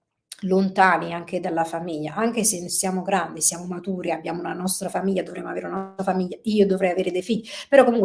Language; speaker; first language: Italian; native; Italian